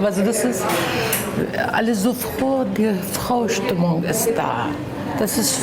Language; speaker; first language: German; non-native, learner; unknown